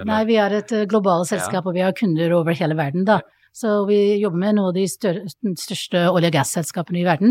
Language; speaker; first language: Norwegian; non-native, fluent; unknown